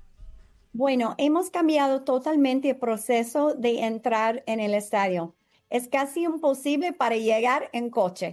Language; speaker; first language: Spanish; non-native, fluent; English